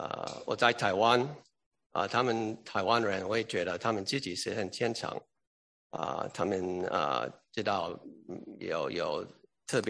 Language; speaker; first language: Chinese; early bilingual, heritage; English